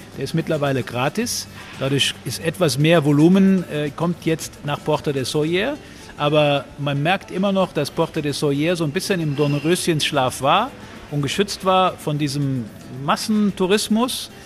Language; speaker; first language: German; native; German